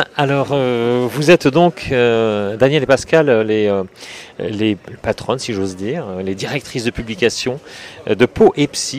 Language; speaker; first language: French; native; French